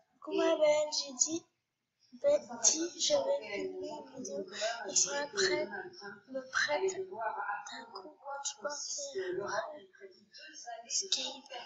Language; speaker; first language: French; native; French